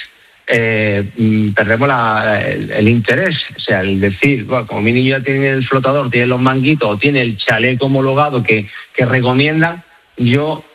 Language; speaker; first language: Spanish; native; Spanish